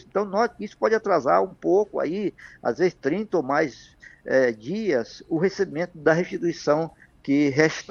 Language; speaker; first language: Portuguese; native; Portuguese